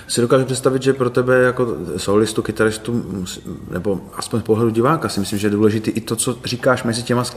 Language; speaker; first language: Czech; native; Czech